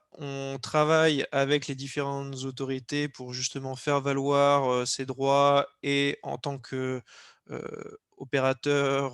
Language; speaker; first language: French; native; French